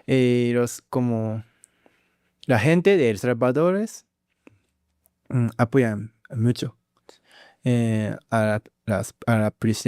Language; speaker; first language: Spanish; non-native, learner; Japanese